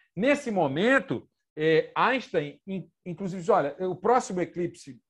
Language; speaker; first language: Portuguese; native; Portuguese